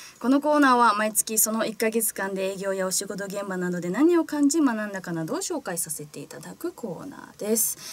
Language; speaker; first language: Japanese; native; Japanese